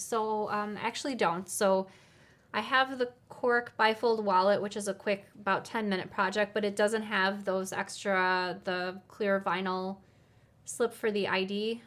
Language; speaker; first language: English; native; English